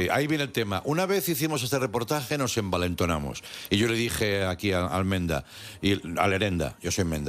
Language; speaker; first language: Spanish; native; Spanish